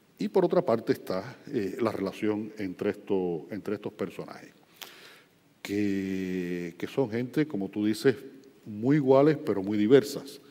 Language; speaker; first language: Spanish; native; Spanish